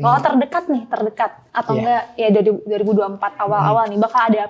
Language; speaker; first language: Indonesian; native; Indonesian